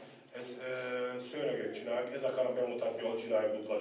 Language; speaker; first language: Hungarian; non-native, learner; Turkish